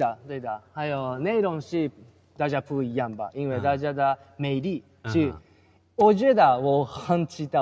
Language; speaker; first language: Chinese; non-native, learner; Japanese